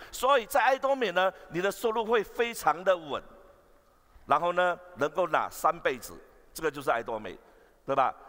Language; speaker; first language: Chinese; native; Chinese